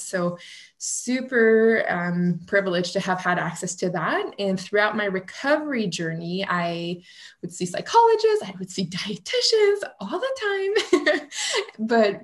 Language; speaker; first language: English; non-native, fluent; French